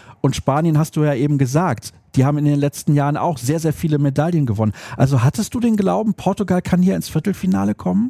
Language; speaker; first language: German; native; German